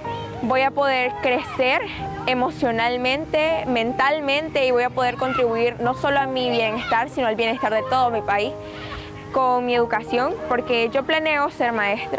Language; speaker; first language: Spanish; native; Spanish